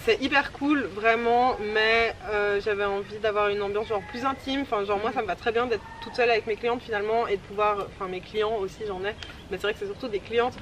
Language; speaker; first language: French; native; French